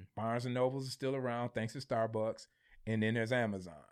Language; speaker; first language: English; native; English